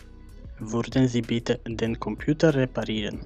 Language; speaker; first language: German; non-native, fluent; Macedonian